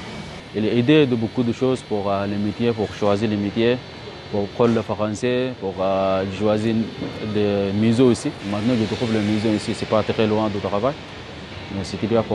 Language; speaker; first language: French; non-native, learner; Arabic